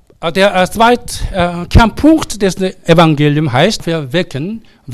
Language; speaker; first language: German; non-native, learner; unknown